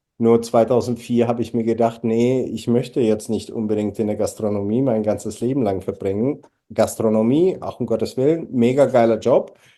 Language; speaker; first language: German; early bilingual, other home language; Czech